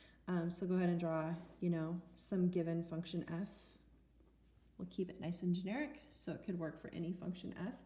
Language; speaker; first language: English; native; English